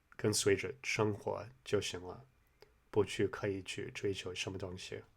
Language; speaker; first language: Chinese; non-native, fluent; English